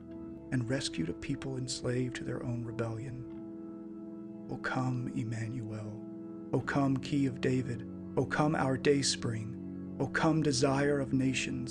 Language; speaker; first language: English; native; English